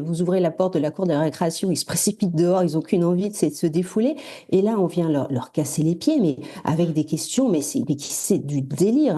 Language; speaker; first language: French; native; French